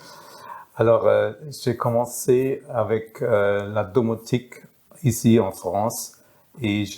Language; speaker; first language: French; non-native, fluent; German